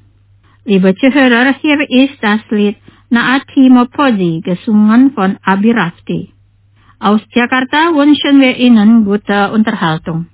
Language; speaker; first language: German; non-native, fluent; Indonesian